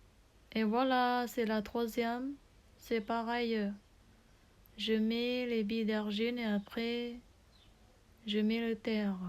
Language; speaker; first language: French; non-native, learner; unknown